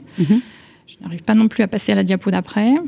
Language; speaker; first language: French; native; French